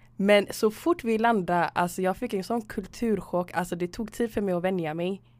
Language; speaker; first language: Swedish; early bilingual, other home language; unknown